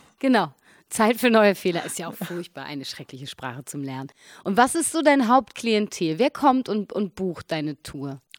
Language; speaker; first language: German; native; German